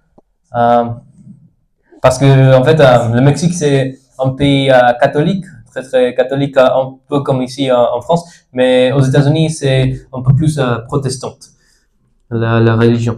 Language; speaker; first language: French; non-native, learner; Spanish